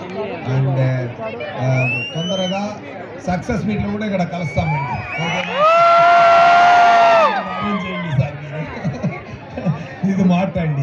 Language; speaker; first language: Telugu; non-native, learner; Tamil